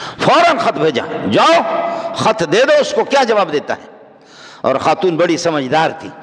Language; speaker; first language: Urdu; non-native, local second language; Baluchi